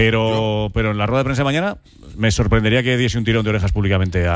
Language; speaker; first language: Spanish; native; Spanish